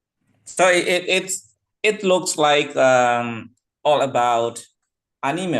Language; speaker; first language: English; non-native, fluent; Indonesian